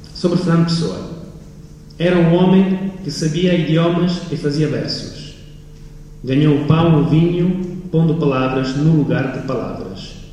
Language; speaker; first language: Portuguese; non-native, fluent; Italian